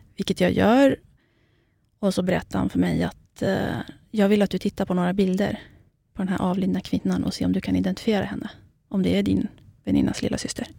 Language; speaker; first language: Swedish; early bilingual, other home language; Kurdish